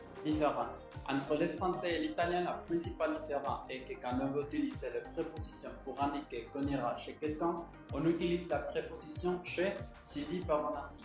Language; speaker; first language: French; non-native, learner; Spanish